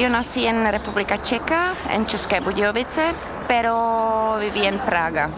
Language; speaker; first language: Spanish; non-native, learner; Czech